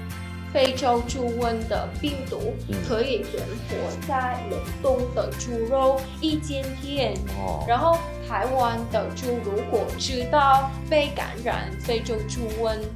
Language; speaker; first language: Chinese; non-native, fluent; Vietnamese